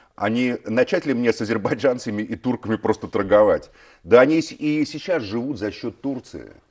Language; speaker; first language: Russian; native; Russian